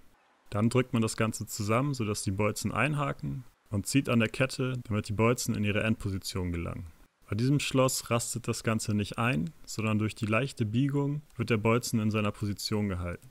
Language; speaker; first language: German; native; German